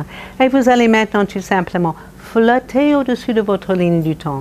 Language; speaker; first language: French; non-native, fluent; English